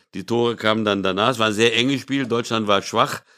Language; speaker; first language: German; early bilingual, other home language; Portuguese